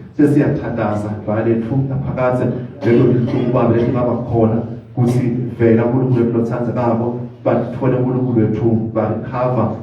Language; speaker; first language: Zulu; non-native, local second language; Swati